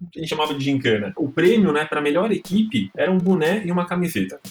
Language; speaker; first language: Portuguese; native; Portuguese